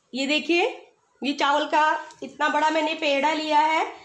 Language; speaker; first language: Hindi; native; Hindi